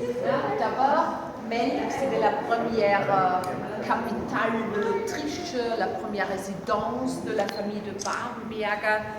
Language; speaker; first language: French; non-native, fluent; German